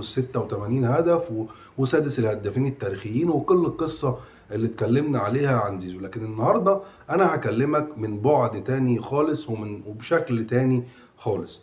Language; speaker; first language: Arabic; native; Arabic